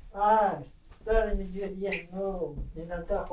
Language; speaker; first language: Russian; non-native, local second language; Yakut